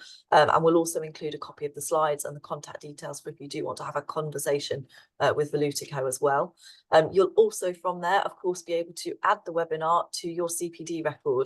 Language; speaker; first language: English; native; English